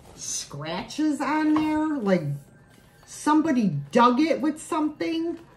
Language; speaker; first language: English; native; English